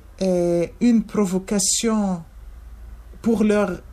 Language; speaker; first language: French; non-native, fluent; Arabic